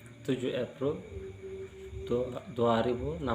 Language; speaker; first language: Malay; non-native, learner; Turkish